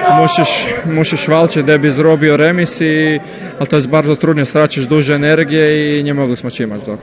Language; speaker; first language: Polish; non-native, learner; Croatian